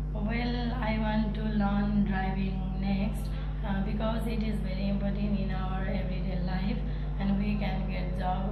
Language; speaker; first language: English; non-native, learner; Nepali